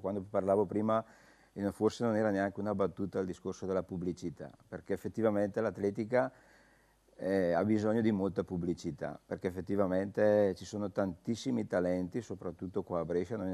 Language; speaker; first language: Italian; native; Italian